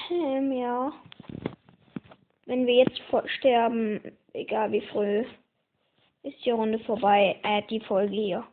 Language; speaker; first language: German; native; German